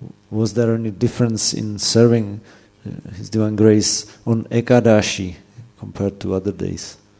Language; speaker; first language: English; non-native, fluent; Czech